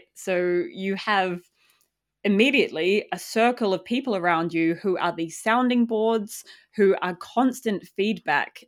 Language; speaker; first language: English; native; English